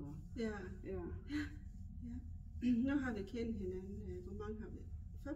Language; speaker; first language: Danish; non-native, local second language; Kalaallisut